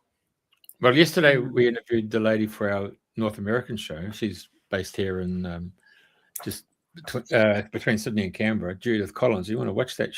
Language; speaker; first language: English; native; English